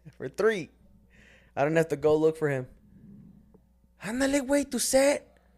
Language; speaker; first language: English; early bilingual, other home language; Spanish